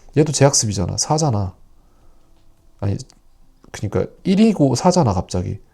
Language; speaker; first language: Korean; native; Korean